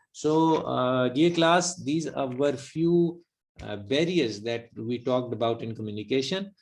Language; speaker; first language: English; non-native, local second language; Urdu